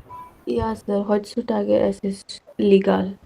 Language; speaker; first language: German; non-native, learner; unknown